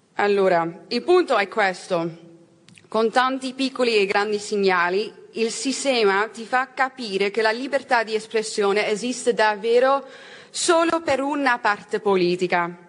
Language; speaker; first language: Italian; non-native, learner; Dutch